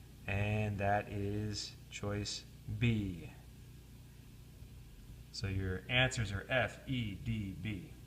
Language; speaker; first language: English; native; English